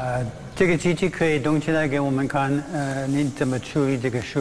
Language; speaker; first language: Chinese; non-native, fluent; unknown